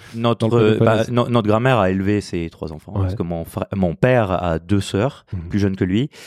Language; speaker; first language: French; native; French